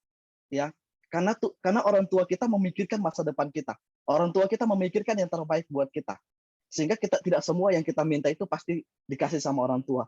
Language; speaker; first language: Indonesian; native; Indonesian